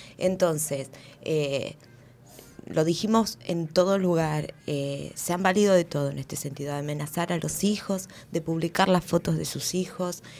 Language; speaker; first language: Spanish; native; Spanish